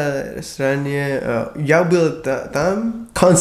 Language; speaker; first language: Russian; non-native, learner; English